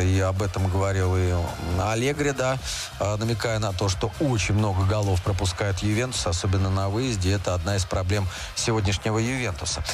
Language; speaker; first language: Russian; native; Russian